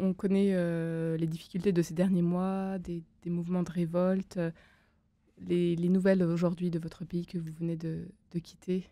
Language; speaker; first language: French; native; French